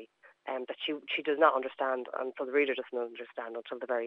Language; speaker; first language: English; native; English